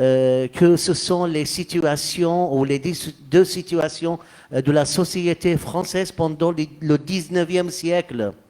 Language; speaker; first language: French; non-native, fluent; Arabic